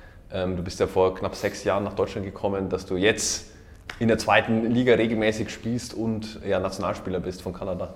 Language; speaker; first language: German; native; German